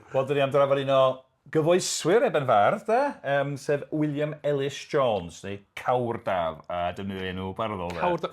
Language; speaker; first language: Welsh; native; Welsh